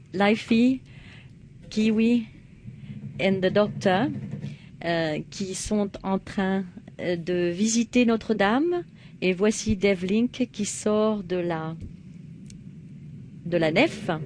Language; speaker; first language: French; native; French